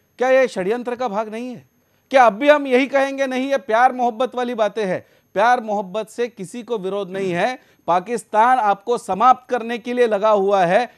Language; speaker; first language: Hindi; native; Hindi